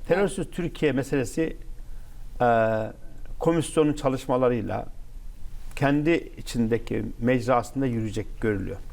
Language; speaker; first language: Turkish; native; Turkish